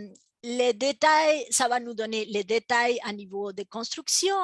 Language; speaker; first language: French; non-native, fluent; Spanish